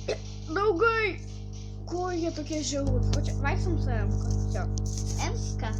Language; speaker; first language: Russian; non-native, learner; Lithuanian